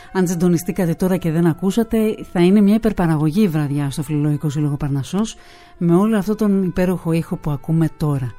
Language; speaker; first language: Greek; native; Greek